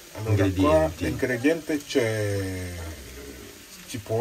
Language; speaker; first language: Italian; non-native, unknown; Wolof